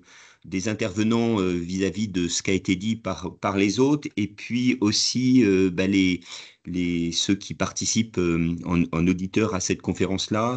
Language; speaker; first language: French; native; French